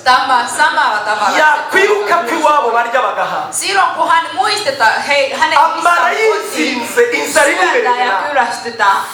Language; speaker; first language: Finnish; non-native, learner; Kinyarwanda